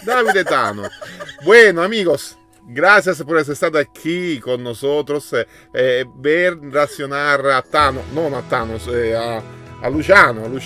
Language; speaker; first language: Spanish; non-native, learner; Italian